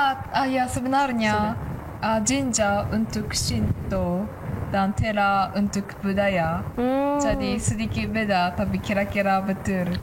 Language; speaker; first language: Indonesian; non-native, fluent; Japanese